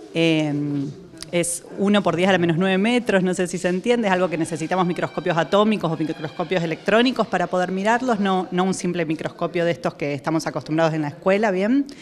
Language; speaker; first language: Spanish; native; Spanish